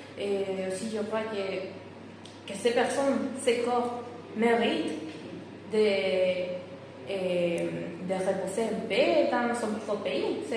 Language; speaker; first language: French; non-native, fluent; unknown